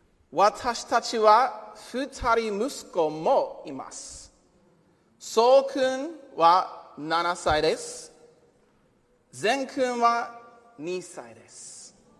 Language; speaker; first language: Japanese; non-native, learner; English